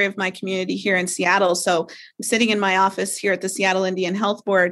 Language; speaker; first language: English; native; English